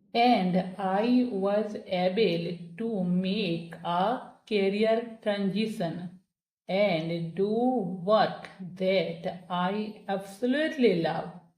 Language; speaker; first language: English; non-native, local second language; Bangla